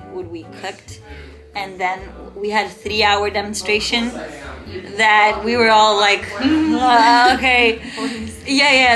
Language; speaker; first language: English; non-native, fluent; Spanish